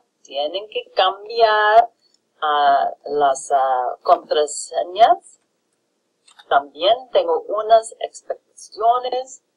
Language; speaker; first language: Spanish; non-native, fluent; English